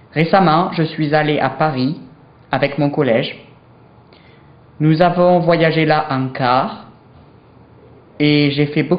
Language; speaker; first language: French; non-native, learner; English